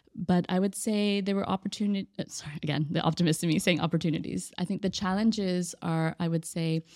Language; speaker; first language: English; native; English